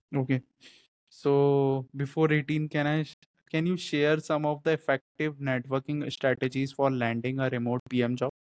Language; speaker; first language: English; non-native, local second language; Hindi